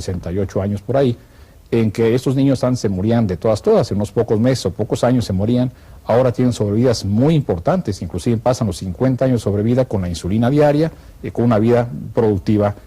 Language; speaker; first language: Spanish; native; Spanish